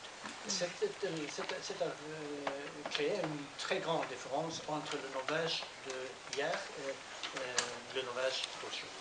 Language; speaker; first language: French; non-native, learner; Norwegian